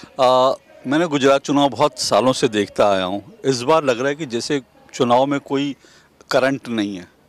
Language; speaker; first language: Hindi; native; Hindi